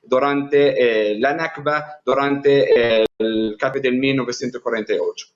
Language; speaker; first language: Spanish; non-native, fluent; Arabic